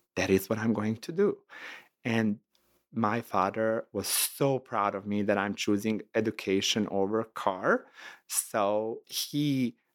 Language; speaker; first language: English; non-native, fluent; Serbian